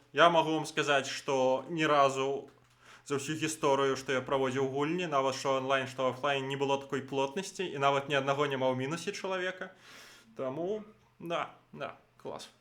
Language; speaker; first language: Belarusian; non-native, local second language; Russian